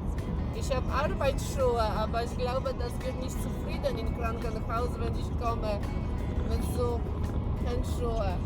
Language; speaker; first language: German; non-native, learner; Polish